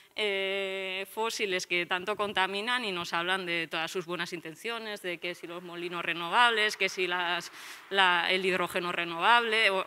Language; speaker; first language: Spanish; native; Spanish